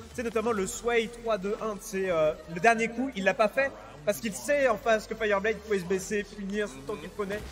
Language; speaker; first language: French; native; French